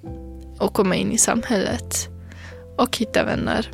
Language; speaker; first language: Swedish; non-native, fluent; Kurdish